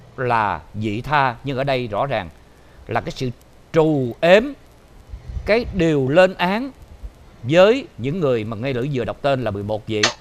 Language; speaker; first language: Vietnamese; native; Vietnamese